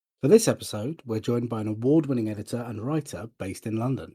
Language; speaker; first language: English; native; English